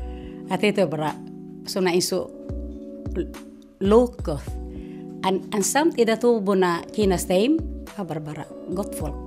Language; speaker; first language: Icelandic; non-native, learner; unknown